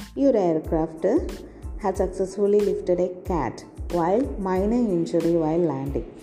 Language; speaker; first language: English; non-native, local second language; Malayalam